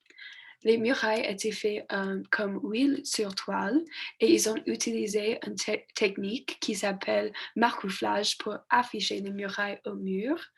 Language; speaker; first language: French; non-native, learner; English